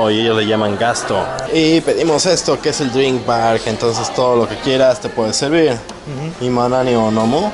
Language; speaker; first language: Spanish; native; Spanish